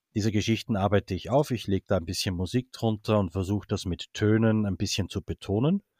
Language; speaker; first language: German; native; German